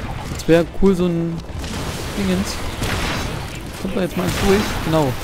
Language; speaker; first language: German; native; German